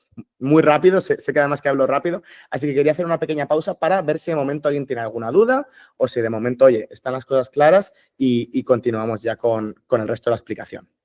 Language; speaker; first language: Spanish; native; Spanish